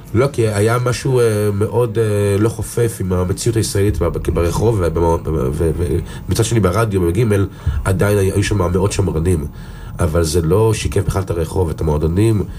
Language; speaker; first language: Hebrew; native; Hebrew